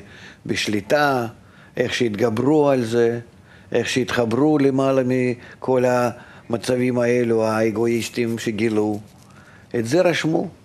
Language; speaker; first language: Hebrew; non-native, fluent; Russian